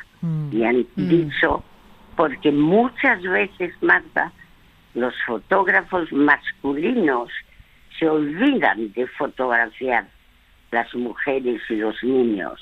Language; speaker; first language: Spanish; early bilingual, other home language; French